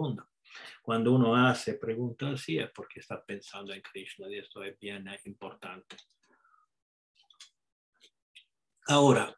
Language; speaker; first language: Spanish; non-native, fluent; Italian